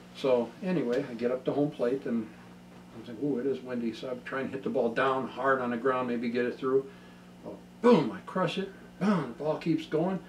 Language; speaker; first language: English; native; English